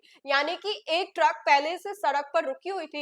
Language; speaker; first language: Hindi; native; Hindi